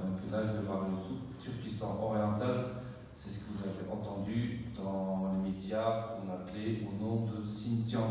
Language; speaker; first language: French; non-native, fluent; Uyghur